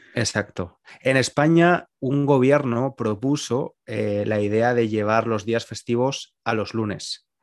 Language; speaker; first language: Spanish; native; Spanish